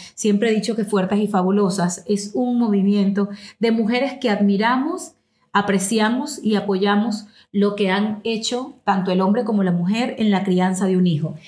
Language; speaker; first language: Spanish; native; Spanish